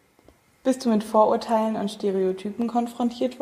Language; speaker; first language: German; native; German